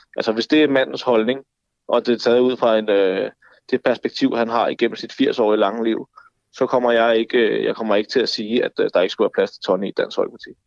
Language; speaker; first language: Danish; native; Danish